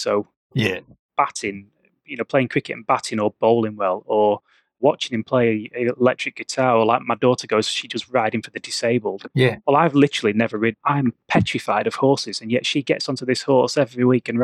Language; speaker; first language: English; native; English